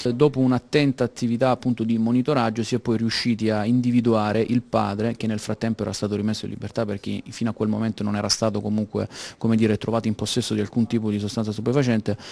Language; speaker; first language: Italian; native; Italian